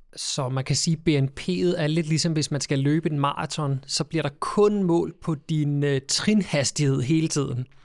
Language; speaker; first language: Danish; native; Danish